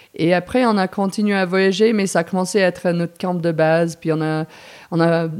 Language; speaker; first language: French; non-native, fluent; English